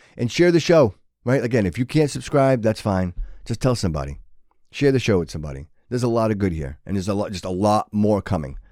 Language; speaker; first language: English; native; English